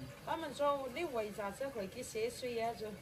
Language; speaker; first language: Chinese; native; Chinese